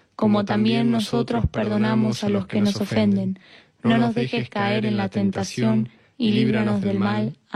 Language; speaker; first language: Spanish; native; Spanish